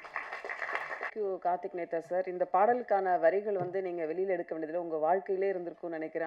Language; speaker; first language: Tamil; native; Tamil